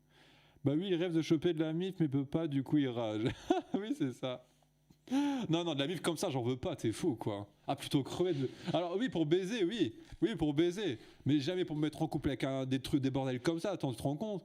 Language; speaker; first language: French; native; French